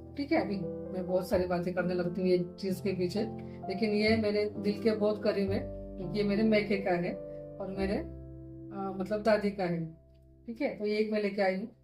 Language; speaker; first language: Hindi; non-native, local second language; Marathi